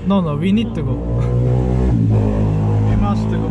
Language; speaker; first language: English; non-native, learner; Turkish